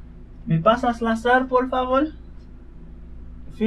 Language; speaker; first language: Spanish; non-native, fluent; Haitian Creole